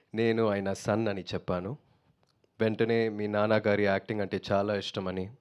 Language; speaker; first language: Telugu; non-native, learner; Tamil